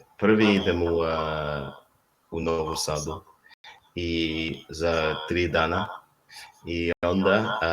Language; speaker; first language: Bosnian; non-native, learner; English